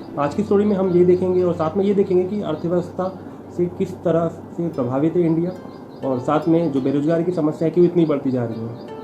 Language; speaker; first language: Hindi; non-native, local second language; Marathi